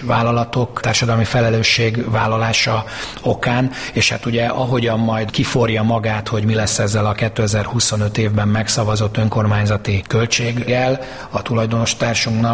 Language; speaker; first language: Hungarian; native; Hungarian